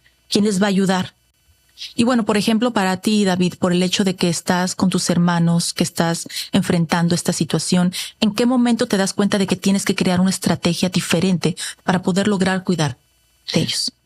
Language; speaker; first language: Spanish; native; Spanish